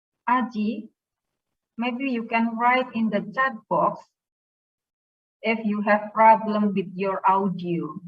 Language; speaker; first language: English; non-native, fluent; Indonesian